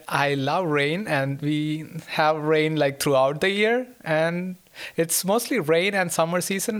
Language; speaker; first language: English; non-native, local second language; Malayalam